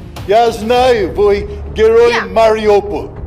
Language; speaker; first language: Russian; non-native, learner; English